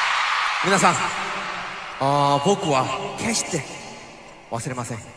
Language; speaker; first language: Japanese; non-native, learner; Korean